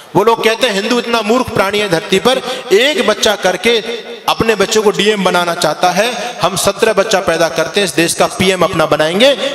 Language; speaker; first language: Hindi; native; Hindi